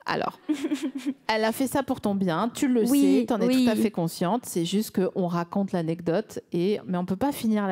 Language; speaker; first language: French; native; French